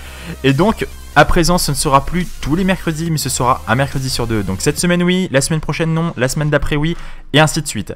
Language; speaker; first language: French; native; French